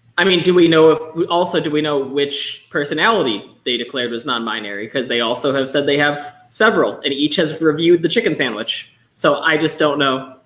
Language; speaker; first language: English; native; English